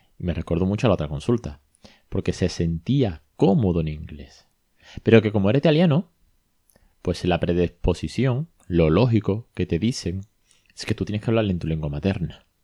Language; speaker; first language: Spanish; native; Spanish